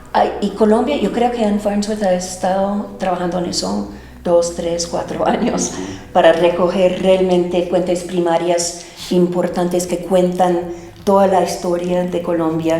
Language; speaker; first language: Spanish; non-native, fluent; English